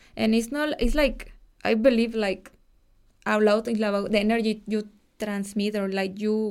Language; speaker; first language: English; non-native, fluent; Spanish